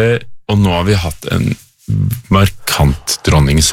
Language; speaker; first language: Norwegian; native; Norwegian